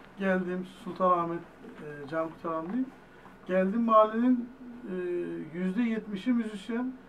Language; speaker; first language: Turkish; native; Turkish